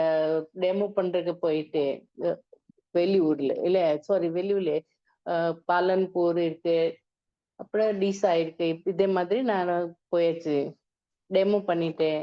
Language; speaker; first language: Tamil; non-native, learner; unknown